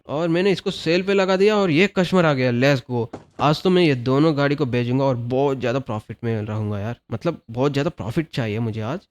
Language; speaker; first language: Hindi; non-native, local second language; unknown